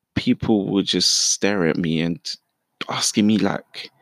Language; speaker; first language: English; early bilingual, other home language; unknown